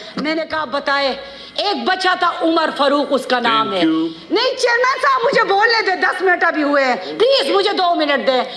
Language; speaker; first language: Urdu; non-native, local second language; Khowar